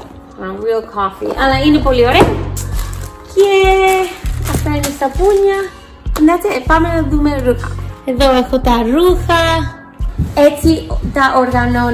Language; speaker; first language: Greek; early bilingual, heritage; English